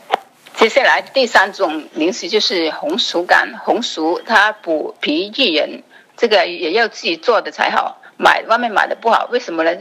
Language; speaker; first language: Chinese; native; Chinese